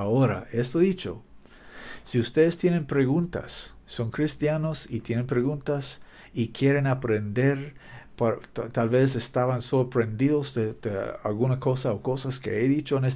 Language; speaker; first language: Spanish; non-native, learner; English